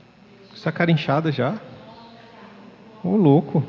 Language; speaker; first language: Portuguese; native; Portuguese